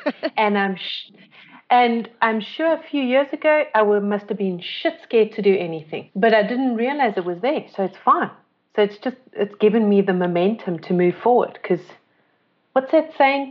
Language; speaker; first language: English; native; English